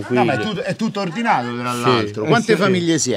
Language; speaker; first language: Italian; native; Italian